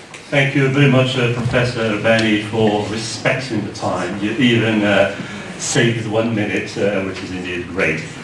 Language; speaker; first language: English; non-native, fluent; Arabic